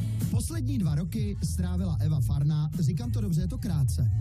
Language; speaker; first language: Czech; native; Czech